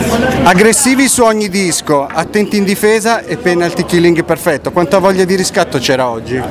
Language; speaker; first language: Italian; native; Italian